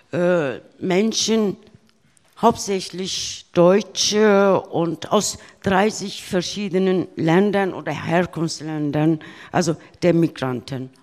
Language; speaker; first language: German; early bilingual, other home language; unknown